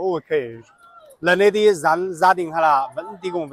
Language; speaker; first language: Vietnamese; non-native, fluent; Chinese